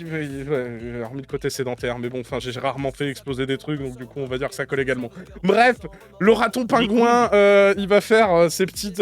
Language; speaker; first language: French; native; French